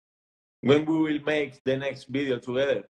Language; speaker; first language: English; non-native, learner; Spanish